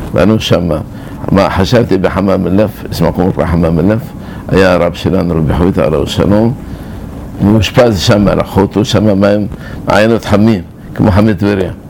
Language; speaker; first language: Hebrew; early bilingual, other home language; Arabic